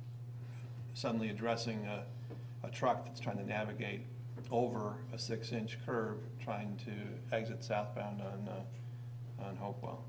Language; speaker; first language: English; native; English